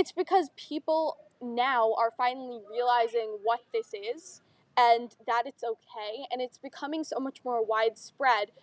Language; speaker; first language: English; native; English